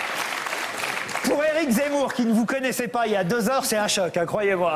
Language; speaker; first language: French; native; French